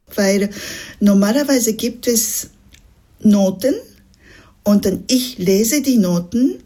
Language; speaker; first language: German; non-native, fluent; Japanese